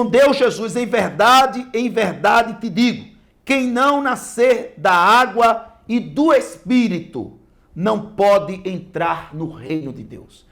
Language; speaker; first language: Portuguese; native; Portuguese